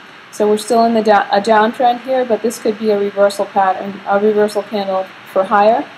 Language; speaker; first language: English; native; English